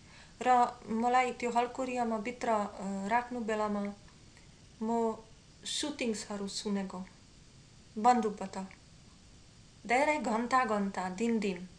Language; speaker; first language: Nepali; non-native, learner; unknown